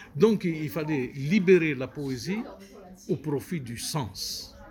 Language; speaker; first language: French; non-native, local second language; Arabic